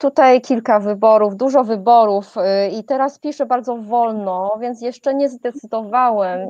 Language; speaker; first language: Polish; non-native, fluent; Chinese